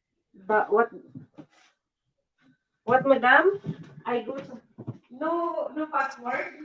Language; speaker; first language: English; non-native, local second language; Filipino